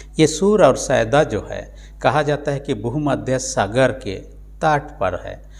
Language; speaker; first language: Hindi; non-native, local second language; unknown